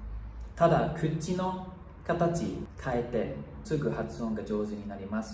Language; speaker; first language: Japanese; non-native, fluent; English